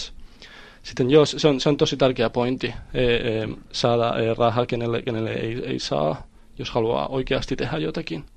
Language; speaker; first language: Finnish; non-native, learner; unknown